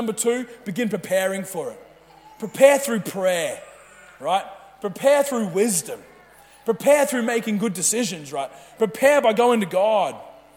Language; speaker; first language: English; native; English